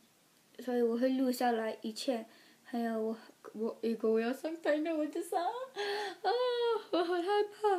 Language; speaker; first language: Chinese; early bilingual, heritage; Chinese